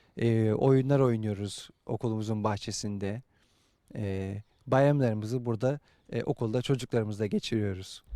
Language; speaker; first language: Turkish; native; Turkish